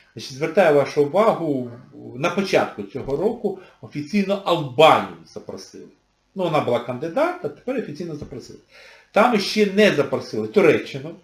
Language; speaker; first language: Ukrainian; native; Ukrainian